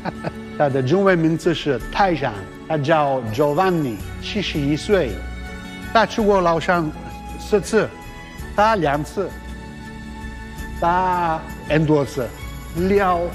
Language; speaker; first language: Chinese; non-native, learner; Italian